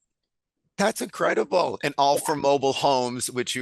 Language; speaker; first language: English; native; English